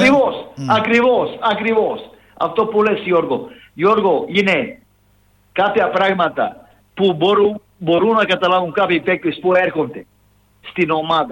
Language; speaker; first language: Greek; non-native, fluent; Serbian